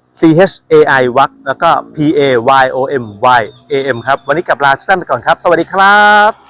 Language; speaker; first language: Thai; native; Thai